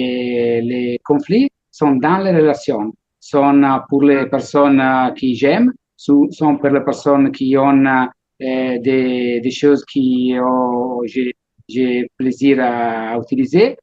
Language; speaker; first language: French; non-native, learner; Italian